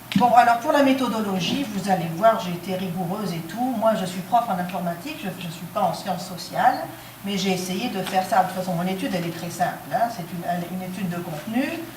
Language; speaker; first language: French; non-native, local second language; Arabic